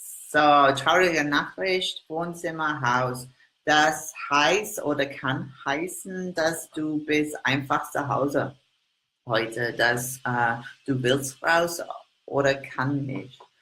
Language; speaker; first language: German; non-native, learner; English